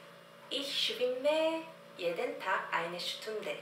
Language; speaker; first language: German; non-native, learner; Korean